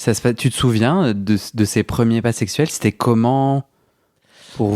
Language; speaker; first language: French; native; French